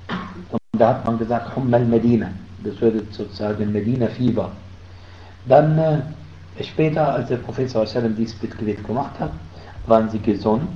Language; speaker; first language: German; non-native, fluent; Arabic